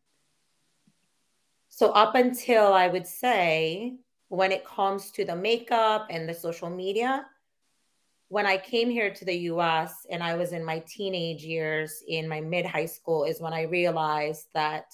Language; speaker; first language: English; non-native, local second language; Filipino